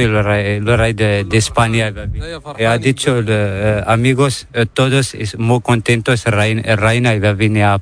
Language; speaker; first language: Spanish; non-native, learner; Arabic